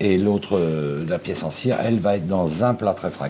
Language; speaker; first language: French; native; French